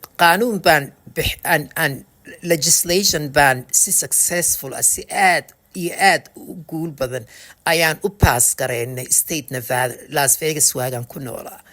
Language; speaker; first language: Somali; early bilingual, heritage; Somali